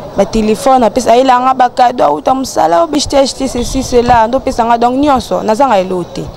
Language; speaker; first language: Lingala; non-native, local second language; Luba-Lulua